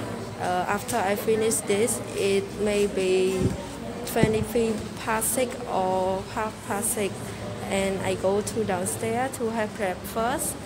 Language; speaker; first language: English; non-native, learner; Khmer